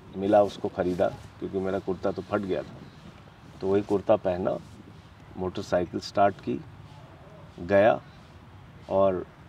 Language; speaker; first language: Hindi; native; Hindi